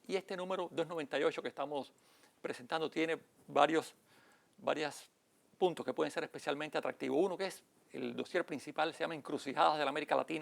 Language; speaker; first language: Spanish; native; Spanish